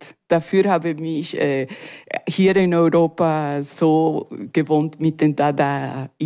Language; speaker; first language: German; non-native, learner; Spanish